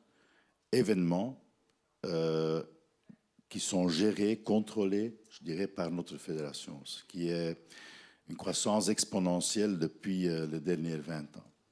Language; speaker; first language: French; non-native, fluent; Dutch